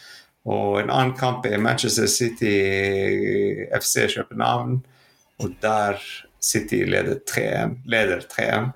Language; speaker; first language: Norwegian; non-native, fluent; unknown